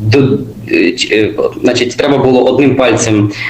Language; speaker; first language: Ukrainian; native; Ukrainian